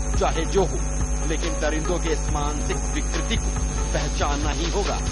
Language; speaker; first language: Hindi; native; Hindi